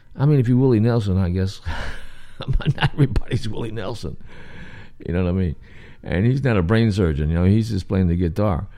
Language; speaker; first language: English; native; English